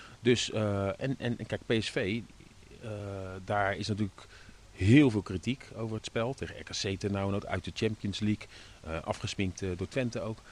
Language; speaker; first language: Dutch; native; Dutch